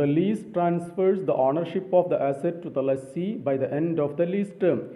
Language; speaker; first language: English; non-native, local second language; Malayalam